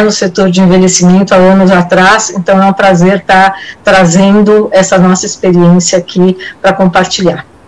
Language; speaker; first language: Portuguese; native; Portuguese